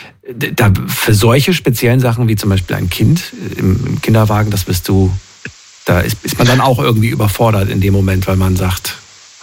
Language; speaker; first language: German; native; German